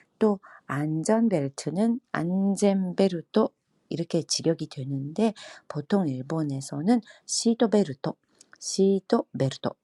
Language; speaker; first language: Korean; non-native, fluent; Japanese